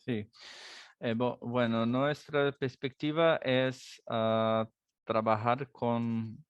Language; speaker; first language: Spanish; non-native, learner; Portuguese